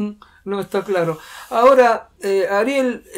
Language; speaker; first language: Spanish; native; Spanish